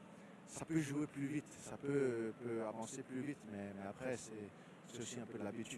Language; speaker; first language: French; non-native, fluent; Danish